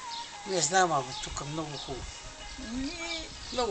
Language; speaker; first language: Bulgarian; early bilingual, heritage; Bulgarian